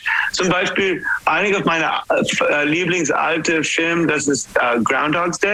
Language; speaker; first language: German; non-native, learner; English